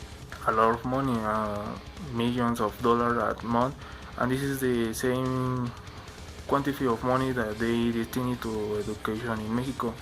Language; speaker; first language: English; non-native, learner; Spanish